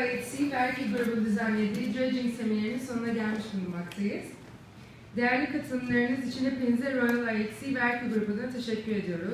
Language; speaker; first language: Turkish; native; Turkish